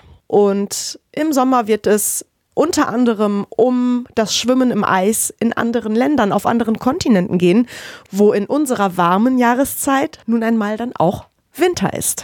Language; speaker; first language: German; native; German